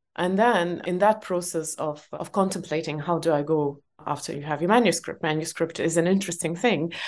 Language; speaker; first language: English; non-native, fluent; Estonian